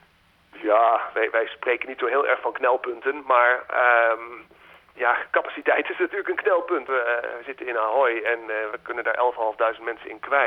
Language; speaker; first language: Dutch; native; Dutch